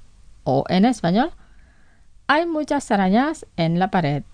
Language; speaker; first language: Spanish; non-native, fluent; Indonesian